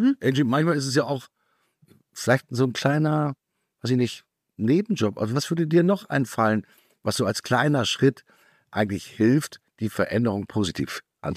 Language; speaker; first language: German; native; German